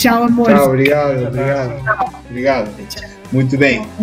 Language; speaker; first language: Portuguese; non-native, fluent; Spanish